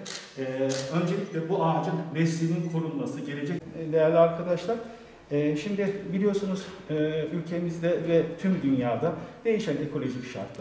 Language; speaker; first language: Turkish; native; Turkish